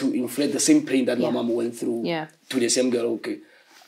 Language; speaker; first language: English; non-native, local second language; Zulu